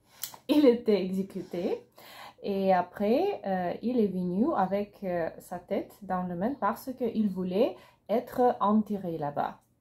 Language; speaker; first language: French; non-native, learner; Russian